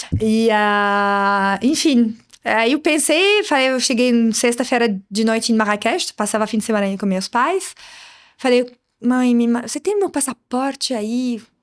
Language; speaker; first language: Portuguese; non-native, fluent; Arabic